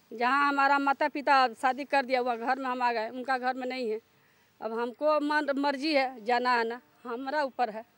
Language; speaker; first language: Hindi; native; Hindi